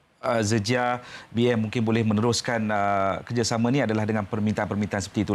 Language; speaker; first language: Malay; native; Malay